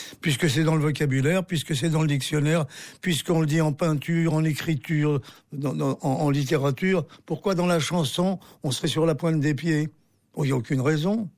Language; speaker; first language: French; early bilingual, other home language; Armenian